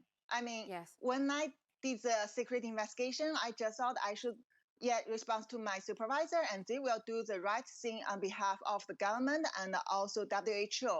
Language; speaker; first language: English; non-native, fluent; Chinese